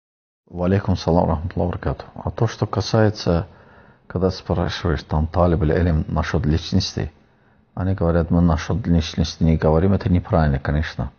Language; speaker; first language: Russian; non-native, fluent; Azerbaijani